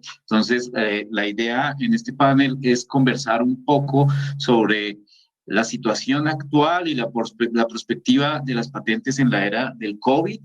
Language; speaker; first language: Spanish; native; Spanish